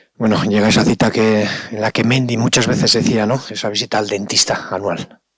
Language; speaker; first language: Spanish; non-native, local second language; Basque